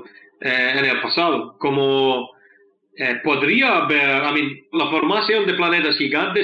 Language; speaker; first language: Spanish; non-native, fluent; English